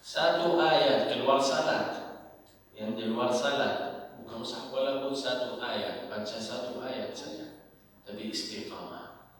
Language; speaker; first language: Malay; non-native, learner; Arabic